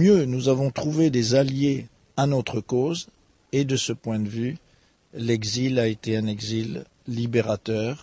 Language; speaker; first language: French; non-native, local second language; Lingala